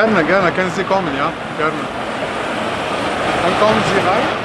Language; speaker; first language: German; non-native, learner; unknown